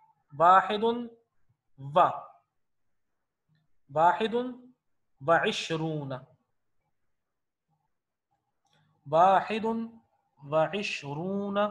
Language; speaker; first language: Arabic; non-native, fluent; Urdu